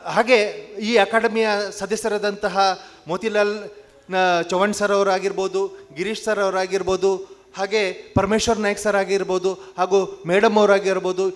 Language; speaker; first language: Kannada; non-native, local second language; Lambadi